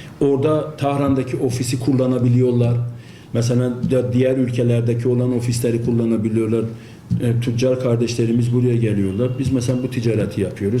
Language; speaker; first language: Turkish; non-native, fluent; Azerbaijani